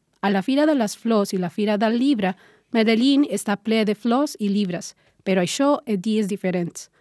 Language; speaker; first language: Catalan; non-native, learner; Spanish